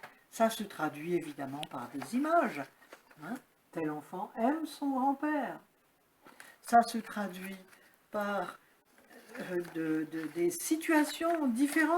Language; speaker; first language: French; native; French